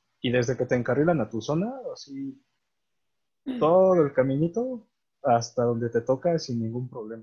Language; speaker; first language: Spanish; native; Spanish